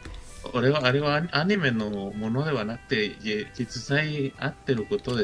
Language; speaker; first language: Japanese; non-native, learner; Spanish